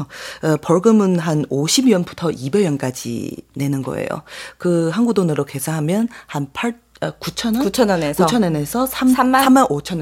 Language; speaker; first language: Korean; non-native, fluent; Chinese